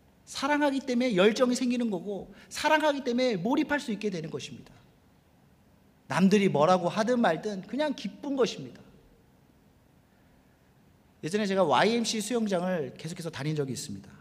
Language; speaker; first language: Korean; native; Korean